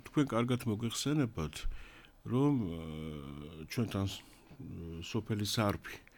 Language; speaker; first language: Georgian; native; Georgian